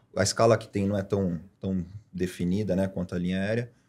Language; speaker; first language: Portuguese; early bilingual, other home language; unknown